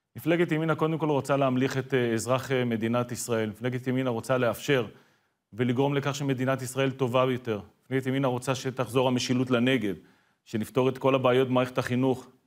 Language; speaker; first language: Hebrew; native; Hebrew